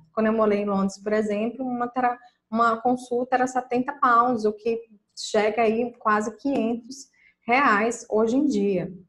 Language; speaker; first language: Portuguese; native; Portuguese